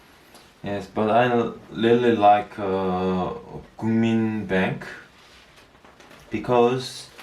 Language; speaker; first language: English; non-native, learner; Korean